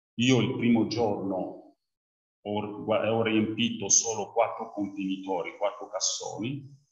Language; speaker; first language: Italian; non-native, fluent; French